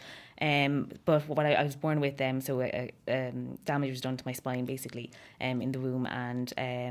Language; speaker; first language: English; native; English